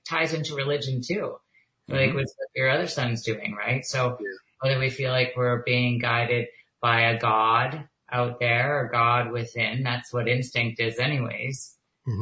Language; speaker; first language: English; native; English